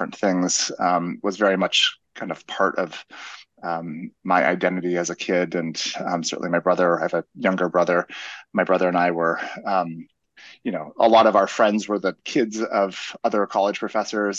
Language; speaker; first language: English; native; English